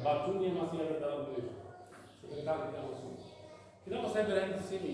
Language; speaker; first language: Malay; non-native, fluent; Arabic